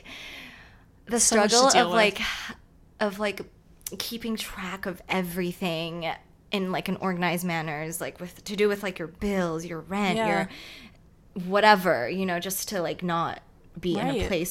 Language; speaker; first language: English; non-native, local second language; Cantonese